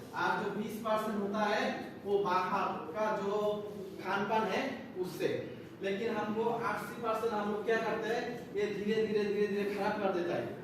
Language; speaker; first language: Hindi; non-native, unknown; Bangla